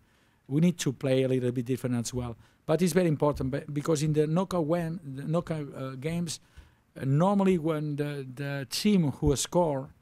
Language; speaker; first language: English; non-native, learner; Spanish